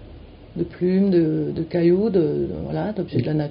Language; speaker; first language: French; native; French